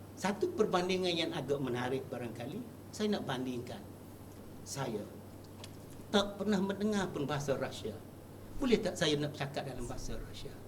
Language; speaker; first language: Malay; native; Malay